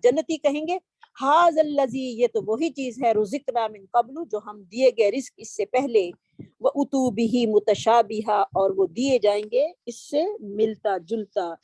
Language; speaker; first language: Urdu; native; Urdu